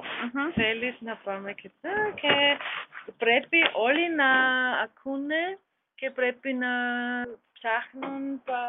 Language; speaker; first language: Greek; non-native, learner; German